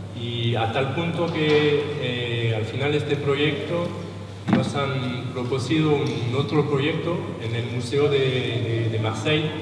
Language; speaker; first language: Spanish; non-native, learner; French